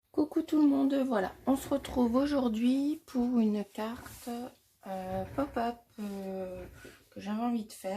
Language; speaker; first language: French; native; French